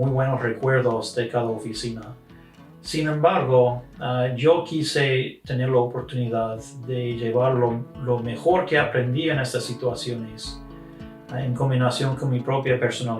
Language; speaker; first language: Spanish; non-native, fluent; English